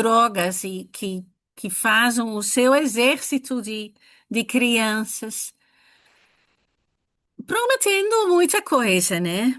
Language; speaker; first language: Portuguese; non-native, fluent; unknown